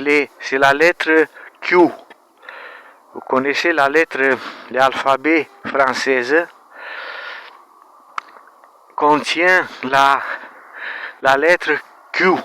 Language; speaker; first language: French; non-native, learner; Romanian